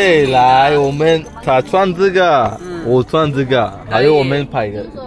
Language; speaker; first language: Chinese; non-native, learner; Rundi